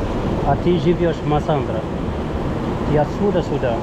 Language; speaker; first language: Russian; non-native, learner; French